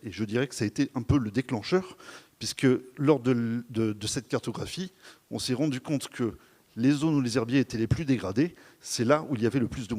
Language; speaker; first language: French; native; French